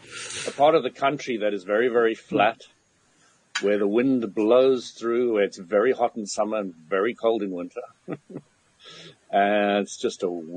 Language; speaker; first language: English; native; English